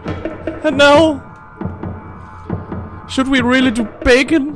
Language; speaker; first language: English; non-native, fluent; German